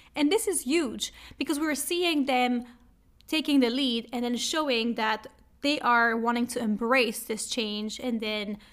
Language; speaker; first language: English; non-native, fluent; French